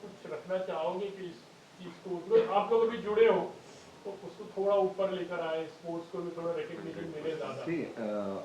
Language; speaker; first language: Hindi; native; Hindi